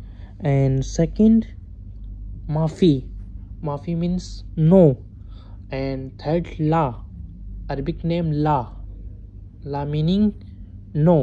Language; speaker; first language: English; non-native, learner; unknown